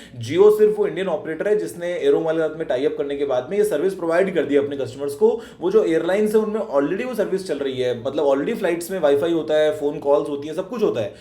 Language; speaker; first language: Hindi; native; Hindi